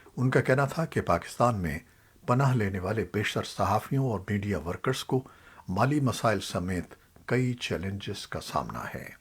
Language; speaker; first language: Urdu; native; Urdu